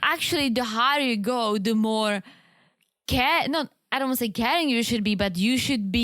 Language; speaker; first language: English; native; English